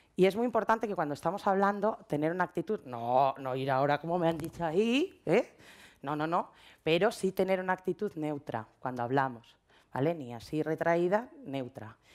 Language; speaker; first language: Spanish; native; Spanish